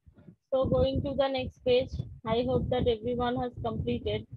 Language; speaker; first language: English; non-native, local second language; Bangla